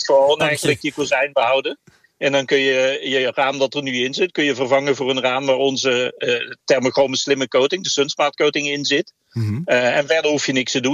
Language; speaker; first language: Dutch; native; Dutch